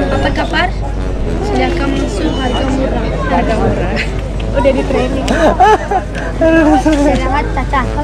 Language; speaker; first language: Indonesian; non-native, learner; Turkish